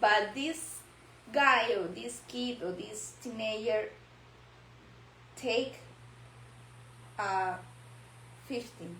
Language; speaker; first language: English; non-native, learner; Spanish